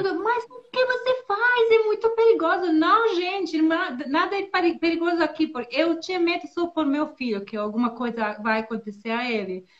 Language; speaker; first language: Portuguese; non-native, learner; Bosnian